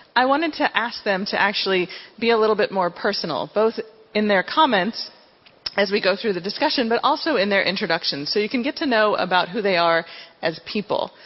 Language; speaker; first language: English; native; English